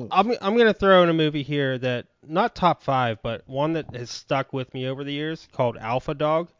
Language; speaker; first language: English; native; English